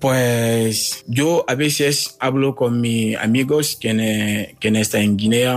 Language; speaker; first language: Spanish; non-native, fluent; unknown